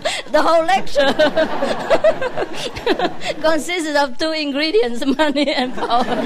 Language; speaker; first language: English; non-native, fluent; Vietnamese